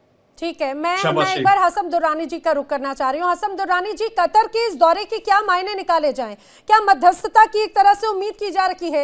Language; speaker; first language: Hindi; native; Hindi